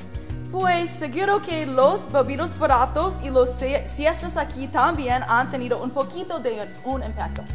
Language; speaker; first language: Spanish; non-native, learner; English